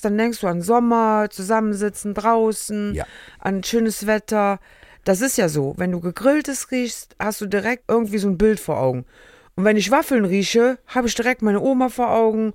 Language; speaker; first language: German; native; German